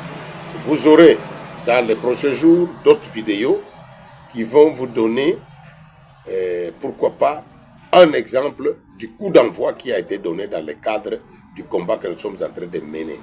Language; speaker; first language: French; non-native, local second language; Kongo